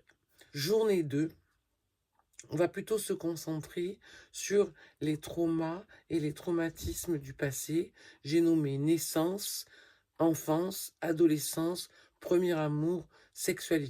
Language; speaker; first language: French; native; French